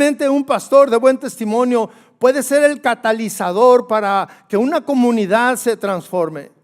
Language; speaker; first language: Spanish; native; Spanish